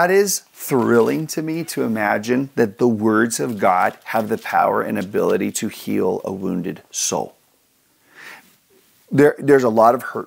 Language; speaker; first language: English; native; English